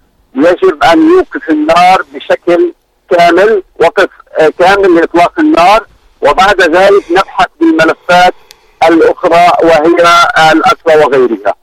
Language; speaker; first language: Arabic; native; Arabic